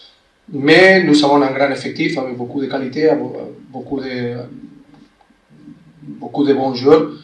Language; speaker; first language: French; non-native, fluent; Spanish